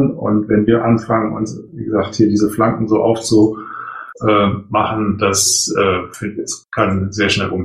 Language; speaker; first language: German; native; German